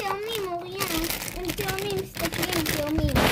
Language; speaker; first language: Hebrew; native; Hebrew